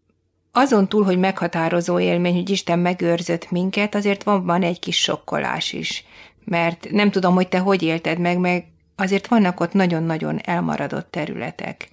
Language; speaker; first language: Hungarian; native; Hungarian